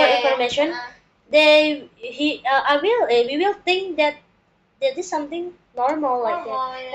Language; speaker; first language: English; non-native, learner; Indonesian